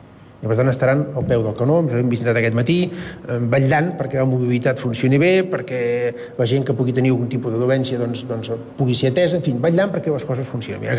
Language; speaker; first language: Catalan; native; Catalan